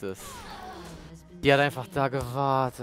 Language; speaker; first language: German; native; German